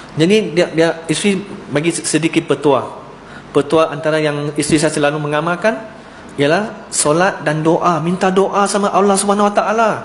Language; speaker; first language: Malay; non-native, local second language; Chinese